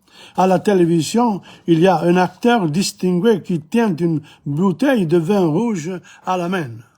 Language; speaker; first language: French; non-native, fluent; English